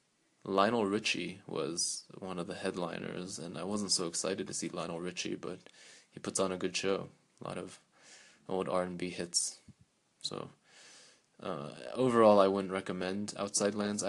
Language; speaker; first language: English; native; English